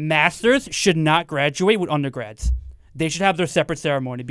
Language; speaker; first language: English; native; English